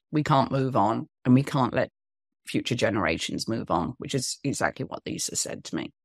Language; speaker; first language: English; native; English